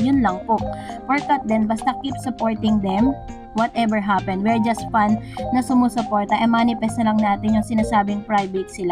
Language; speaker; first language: Filipino; native; Filipino